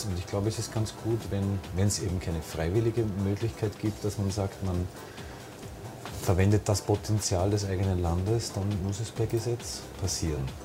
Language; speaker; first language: German; native; German